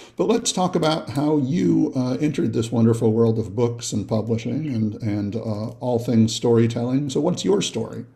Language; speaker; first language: English; native; English